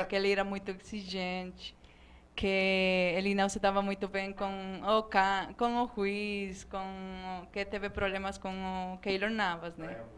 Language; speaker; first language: Portuguese; non-native, fluent; Spanish